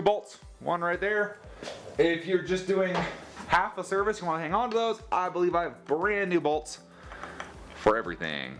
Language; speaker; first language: English; native; English